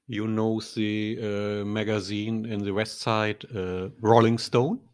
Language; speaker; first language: English; non-native, learner; German